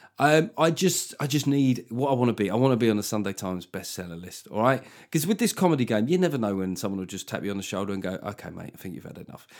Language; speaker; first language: English; native; English